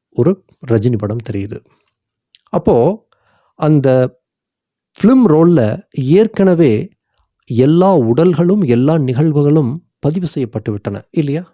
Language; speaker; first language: Tamil; native; Tamil